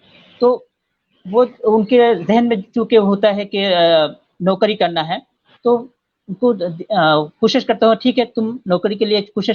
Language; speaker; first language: Hindi; non-native, fluent; Bangla